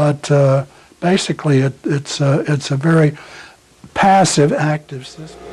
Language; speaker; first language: English; native; English